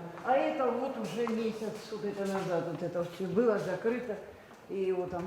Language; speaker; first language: Russian; native; Russian